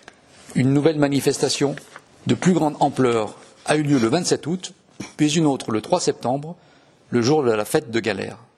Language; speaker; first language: French; native; French